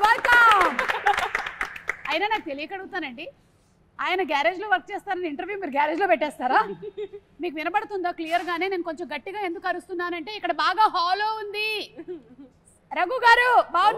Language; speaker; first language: Telugu; native; Telugu